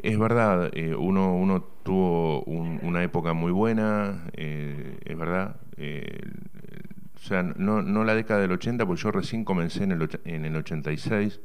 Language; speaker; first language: Spanish; native; Spanish